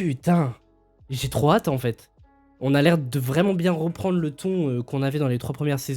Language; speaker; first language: French; native; French